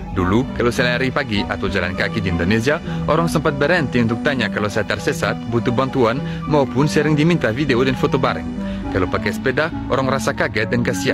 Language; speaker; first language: Indonesian; non-native, fluent; French